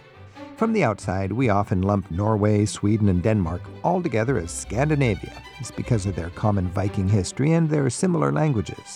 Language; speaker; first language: English; native; English